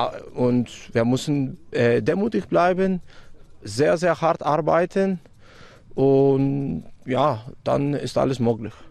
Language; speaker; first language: German; non-native, fluent; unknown